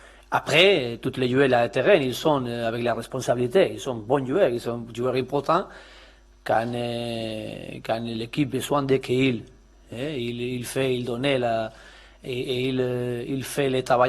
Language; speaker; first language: French; non-native, learner; Spanish